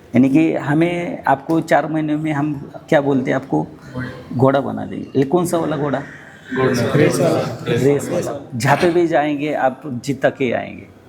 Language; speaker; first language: Hindi; non-native, local second language; Marathi